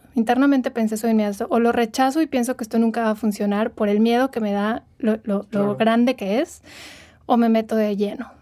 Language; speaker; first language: Spanish; native; Spanish